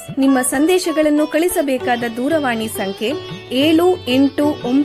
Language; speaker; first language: Kannada; native; Kannada